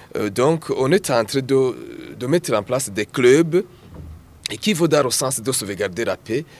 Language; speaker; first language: French; non-native, local second language; Rundi